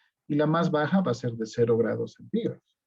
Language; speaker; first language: Spanish; native; Spanish